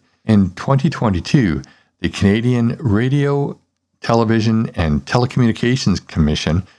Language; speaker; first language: English; native; English